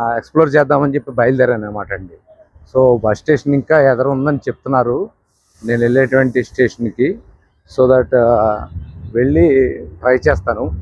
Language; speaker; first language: Telugu; native; Telugu